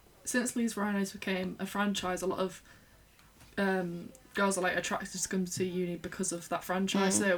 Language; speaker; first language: English; native; English